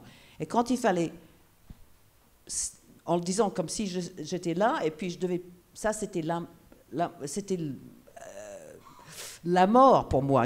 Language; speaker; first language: French; non-native, fluent; English